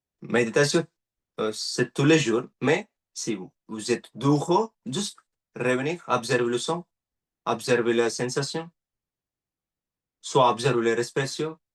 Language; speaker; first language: French; non-native, learner; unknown